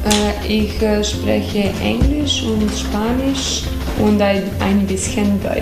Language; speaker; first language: German; non-native, learner; Serbian